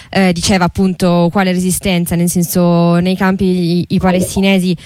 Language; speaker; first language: Italian; native; Italian